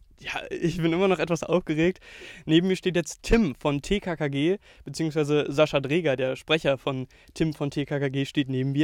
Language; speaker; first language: German; native; German